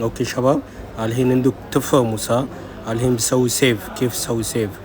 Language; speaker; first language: Arabic; non-native, learner; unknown